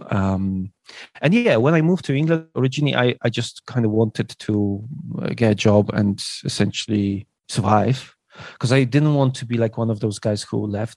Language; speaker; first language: English; non-native, fluent; Polish